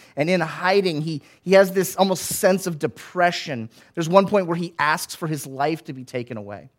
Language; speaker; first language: English; native; English